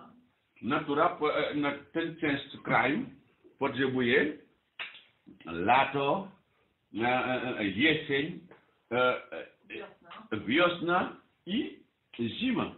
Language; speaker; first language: Polish; non-native, learner; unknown